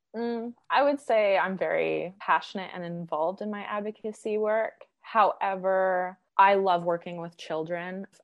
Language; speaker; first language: English; native; English